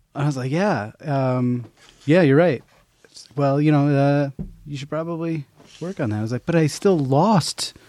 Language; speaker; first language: English; native; English